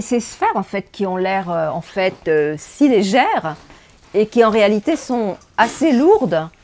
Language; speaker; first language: French; native; French